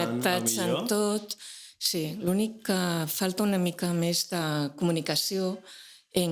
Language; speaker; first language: Catalan; non-native, local second language; Spanish